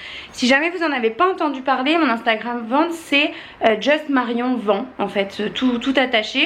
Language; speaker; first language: French; native; French